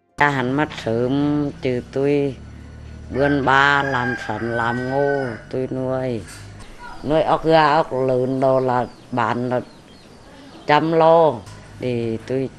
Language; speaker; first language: Vietnamese; non-native, local second language; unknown